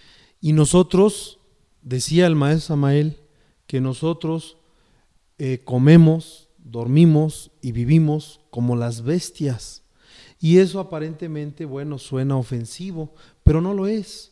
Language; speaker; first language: Spanish; native; Spanish